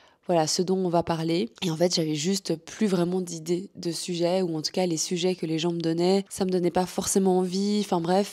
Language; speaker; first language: French; native; French